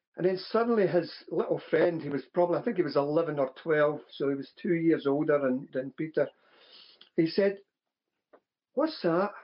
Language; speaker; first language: English; native; English